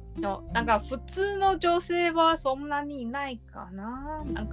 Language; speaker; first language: Japanese; non-native, learner; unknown